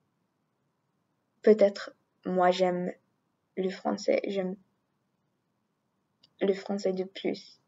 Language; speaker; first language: French; non-native, learner; English